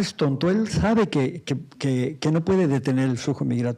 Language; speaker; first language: Spanish; native; Spanish